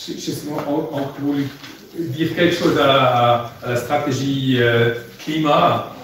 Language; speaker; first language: French; non-native, fluent; German